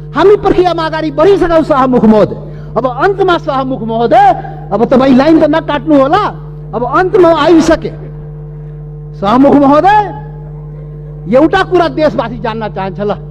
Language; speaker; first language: Nepali; non-native, local second language; Maithili